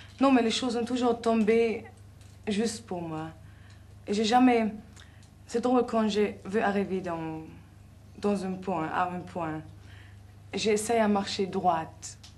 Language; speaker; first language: French; non-native, fluent; German